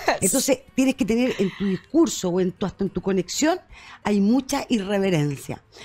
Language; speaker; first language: Spanish; native; Spanish